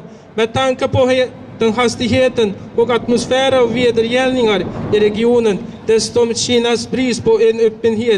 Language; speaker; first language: Swedish; non-native, fluent; Uyghur